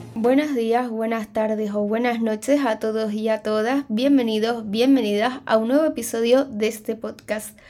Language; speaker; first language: Spanish; early bilingual, other home language; Chinese